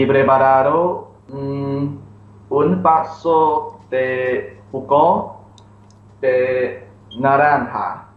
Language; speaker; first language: Spanish; non-native, learner; English